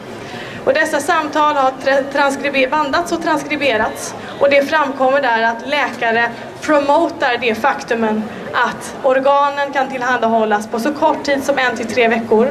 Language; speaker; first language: Swedish; native; Swedish